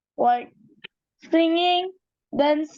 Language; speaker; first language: English; non-native, learner; Indonesian